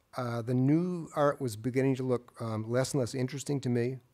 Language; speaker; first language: English; native; English